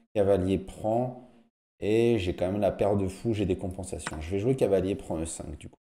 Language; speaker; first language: French; native; French